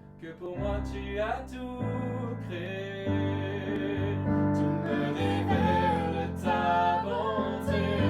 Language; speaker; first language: French; native; French